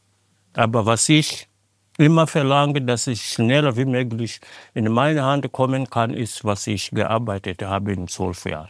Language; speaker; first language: German; non-native, learner; Portuguese